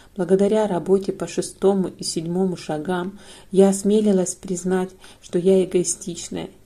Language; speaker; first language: Russian; non-native, fluent; Lithuanian